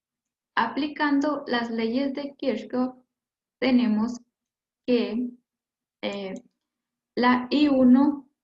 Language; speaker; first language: Spanish; native; Spanish